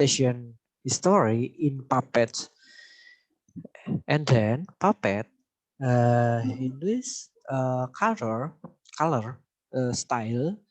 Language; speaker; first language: English; non-native, learner; Indonesian